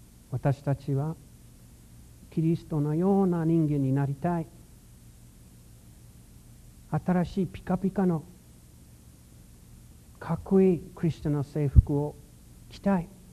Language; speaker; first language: Japanese; non-native, fluent; English